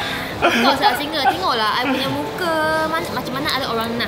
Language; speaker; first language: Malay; non-native, local second language; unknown